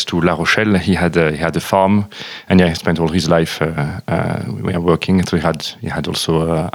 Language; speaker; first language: English; non-native, fluent; French